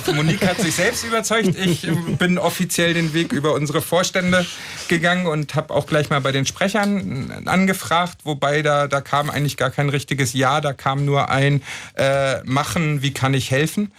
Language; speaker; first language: German; native; German